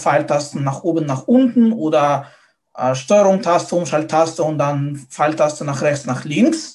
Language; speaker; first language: German; non-native, fluent; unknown